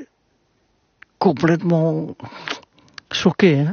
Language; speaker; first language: French; non-native, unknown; Indonesian